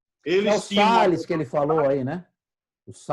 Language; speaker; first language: Portuguese; native; Portuguese